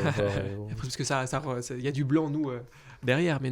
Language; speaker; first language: French; native; French